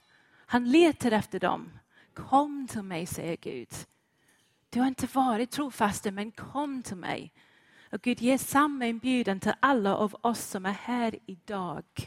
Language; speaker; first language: Swedish; non-native, fluent; English